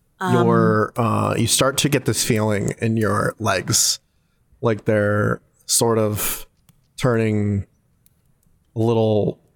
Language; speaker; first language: English; native; English